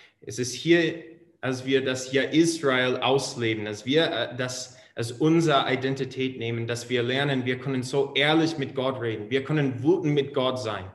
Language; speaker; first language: German; non-native, fluent; English